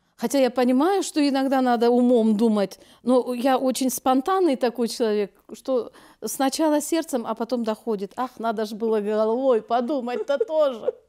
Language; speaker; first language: Russian; non-native, local second language; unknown